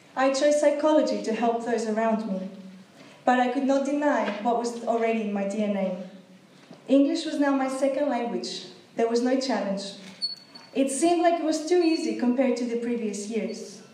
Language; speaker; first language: English; non-native, fluent; Greek